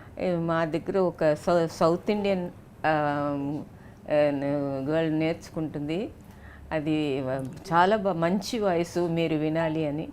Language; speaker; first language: Telugu; non-native, fluent; Tamil